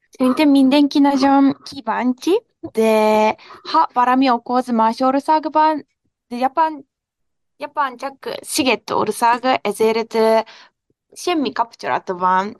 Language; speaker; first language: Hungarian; non-native, learner; Japanese